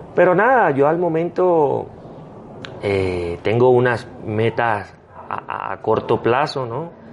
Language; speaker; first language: Spanish; native; Spanish